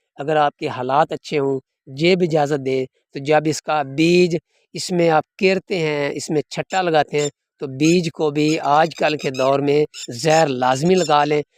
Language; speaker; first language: Urdu; non-native, local second language; Punjabi